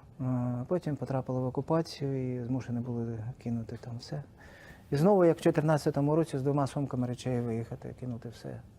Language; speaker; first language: Ukrainian; non-native, local second language; Russian